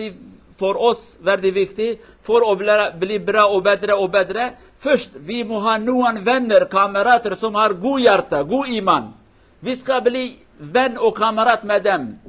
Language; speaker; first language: Swedish; non-native, learner; Norwegian